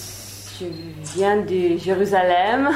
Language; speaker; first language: French; non-native, learner; Hebrew